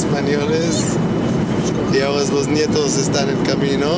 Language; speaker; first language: Spanish; early bilingual, heritage; Hebrew